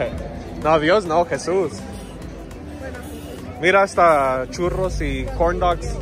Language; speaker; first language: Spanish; early bilingual, heritage; English